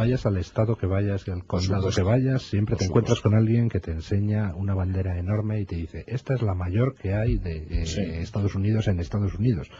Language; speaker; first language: Spanish; native; Spanish